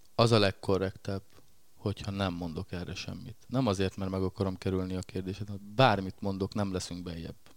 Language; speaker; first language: Hungarian; native; Hungarian